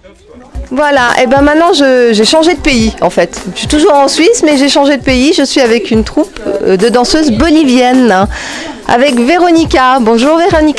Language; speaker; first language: French; native; French